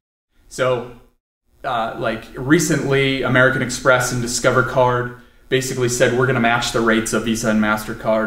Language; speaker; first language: English; native; English